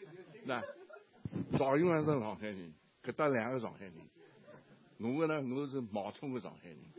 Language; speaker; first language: Chinese; native; Chinese